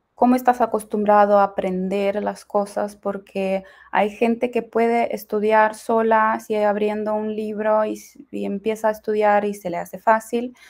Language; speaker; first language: Spanish; non-native, fluent; Ukrainian